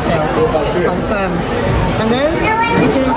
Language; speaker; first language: English; non-native, learner; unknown